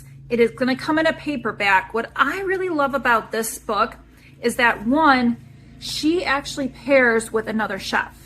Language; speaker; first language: English; native; English